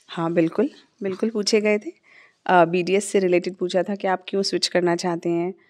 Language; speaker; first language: Hindi; native; Hindi